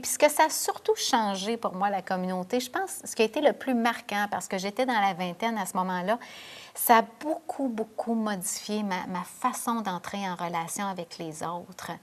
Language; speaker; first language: French; native; French